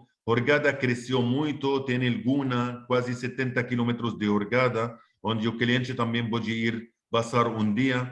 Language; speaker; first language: Portuguese; non-native, fluent; Arabic